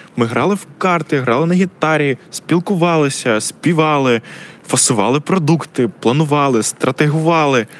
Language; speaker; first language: Ukrainian; native; Ukrainian